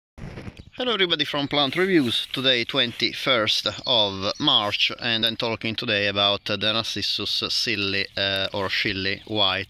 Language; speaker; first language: English; non-native, fluent; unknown